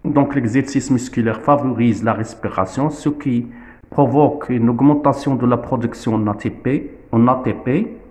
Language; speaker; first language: French; non-native, local second language; Arabic